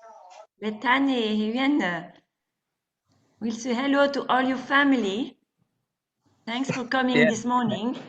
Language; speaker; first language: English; non-native, fluent; French